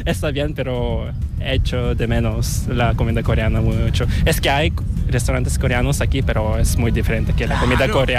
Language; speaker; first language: Spanish; non-native, fluent; Korean